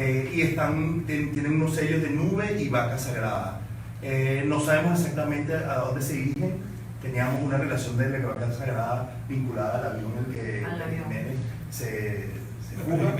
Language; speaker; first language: Spanish; native; Spanish